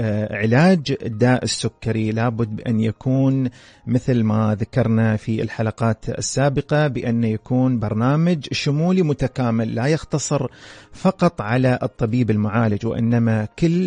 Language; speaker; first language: Arabic; native; Arabic